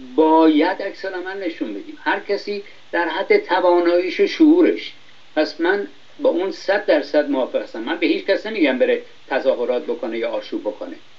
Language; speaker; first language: Persian; native; Persian